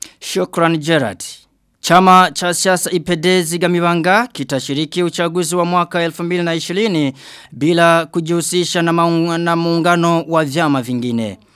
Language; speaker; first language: Swahili; non-native, local second language; Rundi